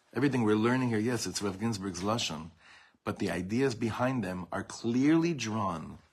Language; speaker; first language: English; native; English